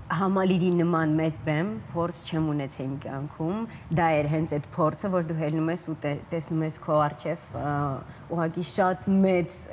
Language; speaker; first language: Armenian; early bilingual, heritage; Armenian